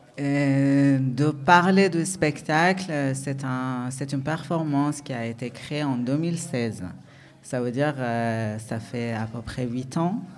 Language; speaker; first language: French; non-native, fluent; Persian